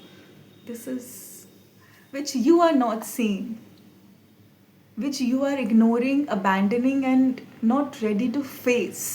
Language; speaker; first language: English; non-native, local second language; Hindi